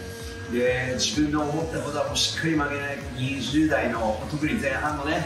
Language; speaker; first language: Japanese; native; Japanese